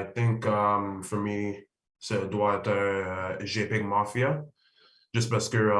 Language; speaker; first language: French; non-native, learner; English